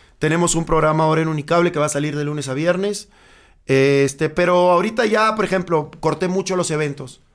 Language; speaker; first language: Spanish; native; Spanish